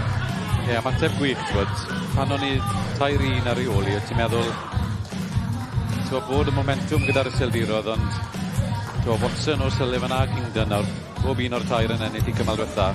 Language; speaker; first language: Welsh; native; Welsh